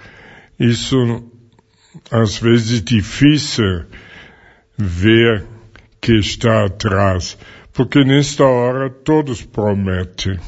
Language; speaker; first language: Portuguese; non-native, fluent; German